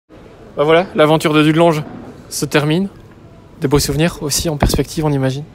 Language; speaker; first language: French; native; French